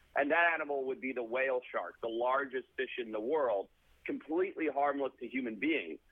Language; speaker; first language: English; native; English